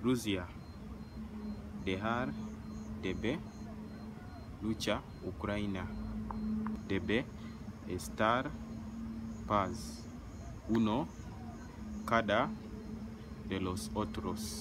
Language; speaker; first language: Spanish; non-native, learner; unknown